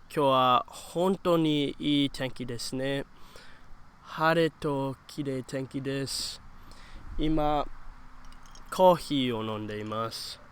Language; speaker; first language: Japanese; non-native, learner; English